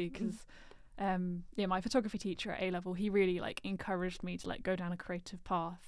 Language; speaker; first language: English; native; English